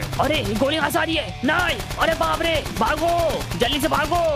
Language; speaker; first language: Hindi; native; Hindi